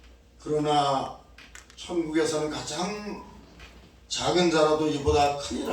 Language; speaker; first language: Korean; native; Korean